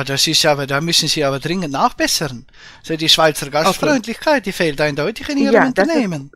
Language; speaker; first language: German; native; German